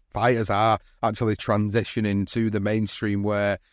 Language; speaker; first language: English; native; English